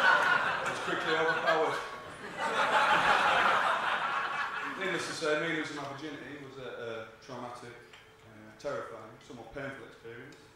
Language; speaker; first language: English; native; English